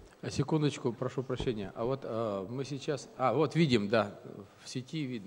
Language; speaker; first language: Russian; native; Russian